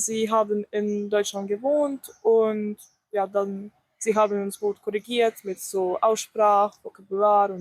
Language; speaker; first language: German; non-native, learner; Croatian